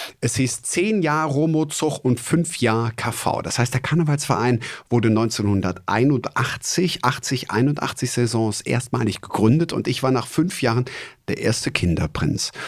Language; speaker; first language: German; native; German